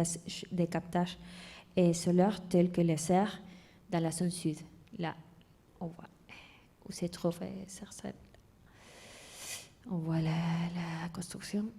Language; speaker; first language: French; non-native, fluent; Spanish